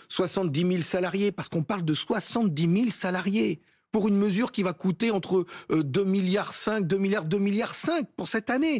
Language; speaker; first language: French; native; French